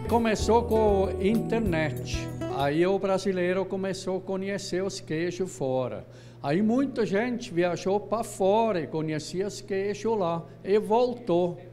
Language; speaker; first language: Portuguese; non-native, fluent; Swiss German